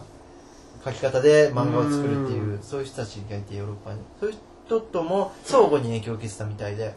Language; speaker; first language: Japanese; native; Japanese